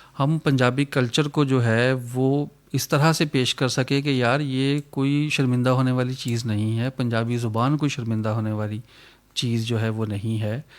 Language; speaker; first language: Urdu; non-native, local second language; Punjabi